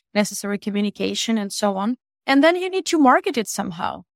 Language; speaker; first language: English; non-native, fluent; Ukrainian